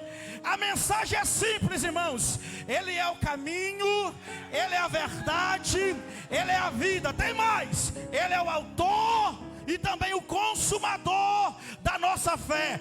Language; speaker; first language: Portuguese; native; Portuguese